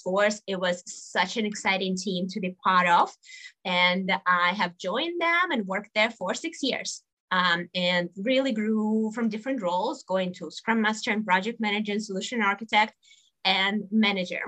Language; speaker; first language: English; non-native, fluent; Russian